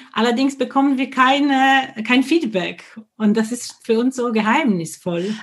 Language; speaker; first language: German; non-native, fluent; Polish